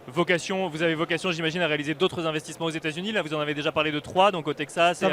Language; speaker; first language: French; native; French